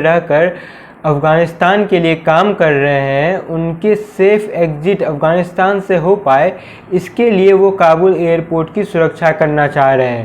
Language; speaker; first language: Hindi; native; Hindi